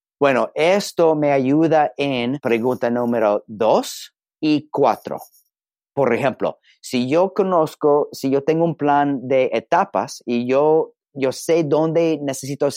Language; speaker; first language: Spanish; non-native, learner; English